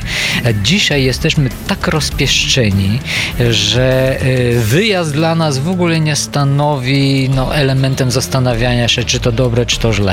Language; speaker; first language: Polish; non-native, fluent; Bulgarian